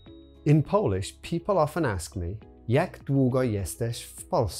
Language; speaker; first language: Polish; non-native, fluent; English